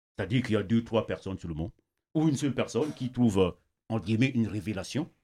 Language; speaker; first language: French; non-native, local second language; Kongo